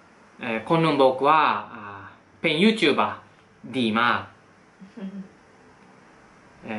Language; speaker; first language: Thai; non-native, fluent; Japanese